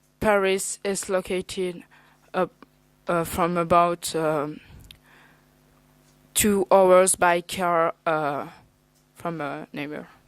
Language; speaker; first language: English; non-native, learner; French